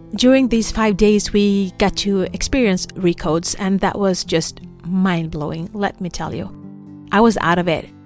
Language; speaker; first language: English; non-native, fluent; Swedish